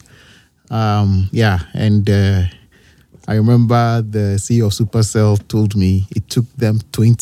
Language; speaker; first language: English; non-native, local second language; Akan